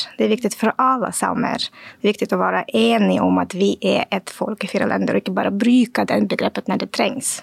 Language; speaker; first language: Norwegian; non-native, fluent; Russian